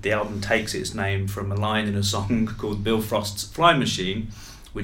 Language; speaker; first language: English; native; English